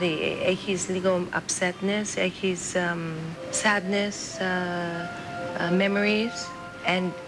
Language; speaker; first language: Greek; early bilingual, heritage; English